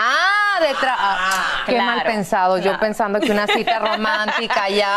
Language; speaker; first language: Spanish; native; Spanish